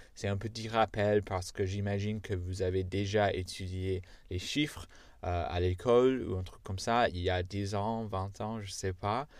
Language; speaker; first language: French; non-native, fluent; English